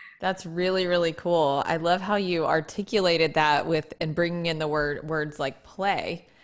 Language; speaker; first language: English; native; English